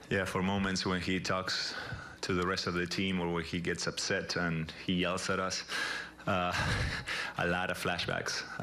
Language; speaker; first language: English; non-native, fluent; Spanish